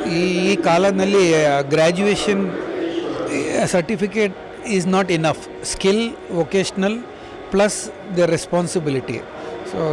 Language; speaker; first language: Kannada; non-native, fluent; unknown